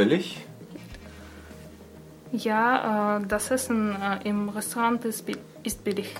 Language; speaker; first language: German; non-native, learner; Russian